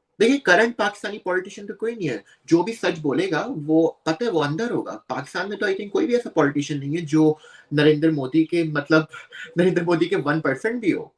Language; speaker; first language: Urdu; native; Urdu